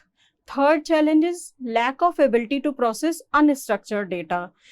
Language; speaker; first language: English; non-native, local second language; Hindi